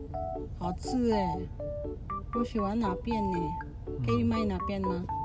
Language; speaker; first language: Chinese; non-native, learner; Filipino